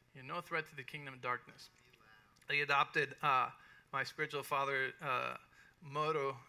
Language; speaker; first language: English; native; English